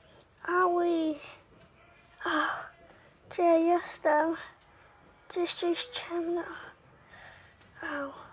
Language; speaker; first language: Polish; early bilingual, heritage; Polish